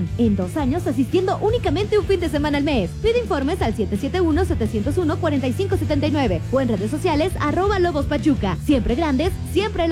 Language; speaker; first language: Spanish; native; Spanish